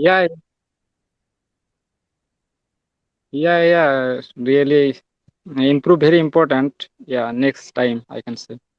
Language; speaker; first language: English; non-native, learner; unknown